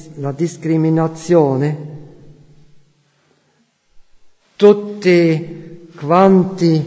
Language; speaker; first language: Italian; non-native, fluent; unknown